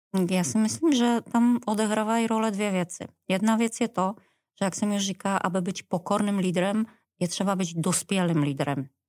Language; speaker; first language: Czech; non-native, fluent; Polish